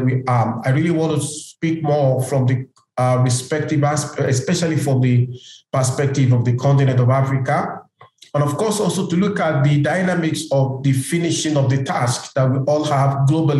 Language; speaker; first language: English; non-native, local second language; Yoruba